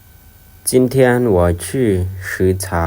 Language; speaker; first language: Chinese; non-native, fluent; Lao